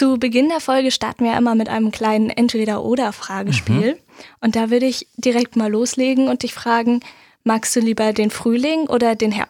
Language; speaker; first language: German; native; German